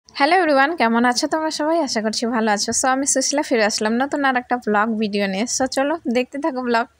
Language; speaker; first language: Bangla; non-native, local second language; Sadri